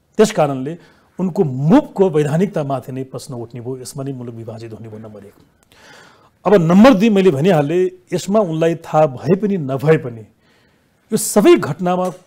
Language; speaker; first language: Nepali; native; Nepali